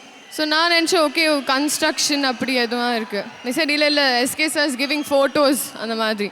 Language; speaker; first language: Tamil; non-native, fluent; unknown